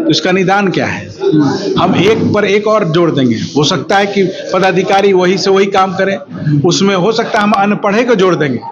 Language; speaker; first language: Hindi; native; Hindi